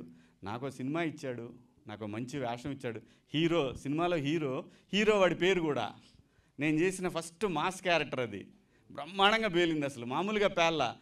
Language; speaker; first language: Telugu; native; Telugu